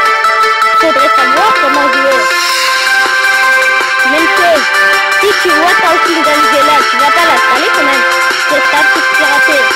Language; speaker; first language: French; native; French